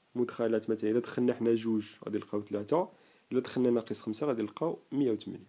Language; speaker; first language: French; non-native, local second language; Arabic